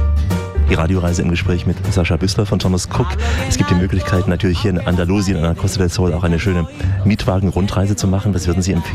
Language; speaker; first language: German; native; German